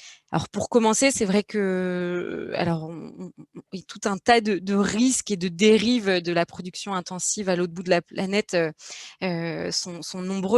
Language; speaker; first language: French; native; French